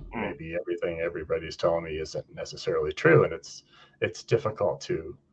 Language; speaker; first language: English; native; English